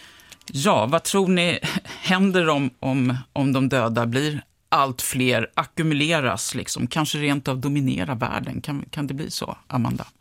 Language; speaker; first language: Swedish; native; Swedish